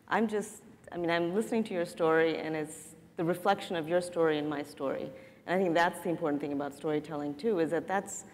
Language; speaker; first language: English; native; English